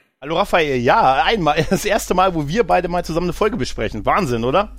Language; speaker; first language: German; native; German